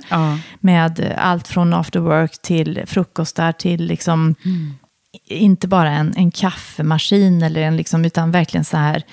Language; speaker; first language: Swedish; native; Swedish